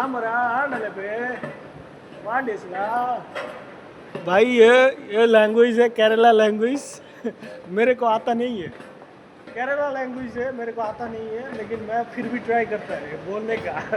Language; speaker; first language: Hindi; non-native, learner; Bangla